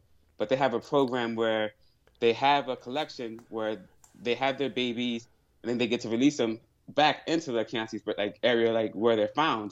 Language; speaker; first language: English; native; English